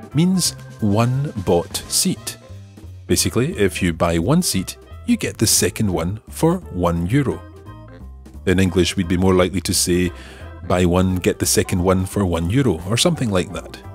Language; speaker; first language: English; native; English